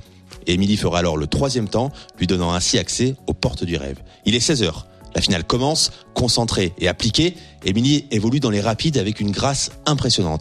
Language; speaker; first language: French; native; French